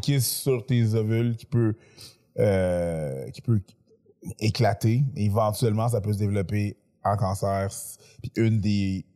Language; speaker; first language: French; native; French